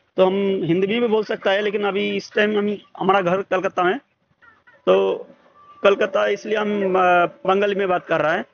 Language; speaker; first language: Hindi; non-native, local second language; Bangla